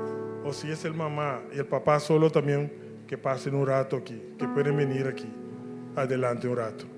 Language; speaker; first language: Spanish; non-native, local second language; Papiamento